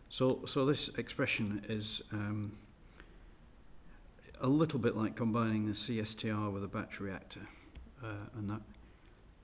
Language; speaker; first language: English; native; English